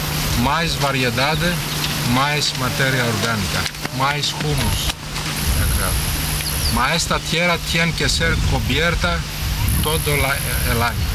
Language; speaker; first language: Spanish; non-native, fluent; Greek